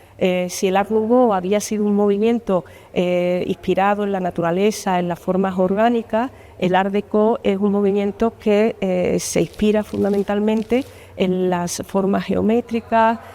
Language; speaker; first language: Spanish; native; Spanish